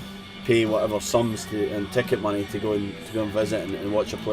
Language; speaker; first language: English; native; English